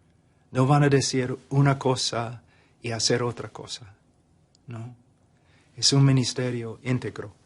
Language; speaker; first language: Spanish; non-native, fluent; English